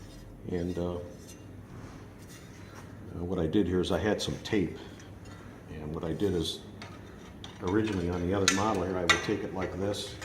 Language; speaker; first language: English; native; English